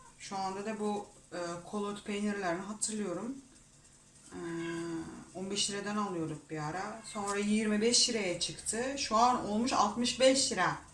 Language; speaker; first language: Turkish; non-native, fluent; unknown